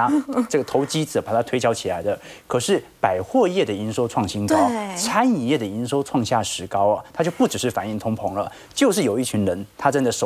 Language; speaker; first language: Chinese; native; Chinese